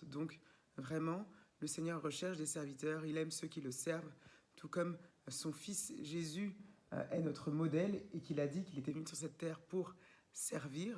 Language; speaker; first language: French; native; French